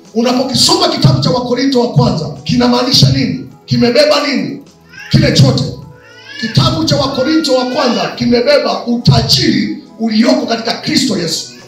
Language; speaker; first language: Swahili; native; Swahili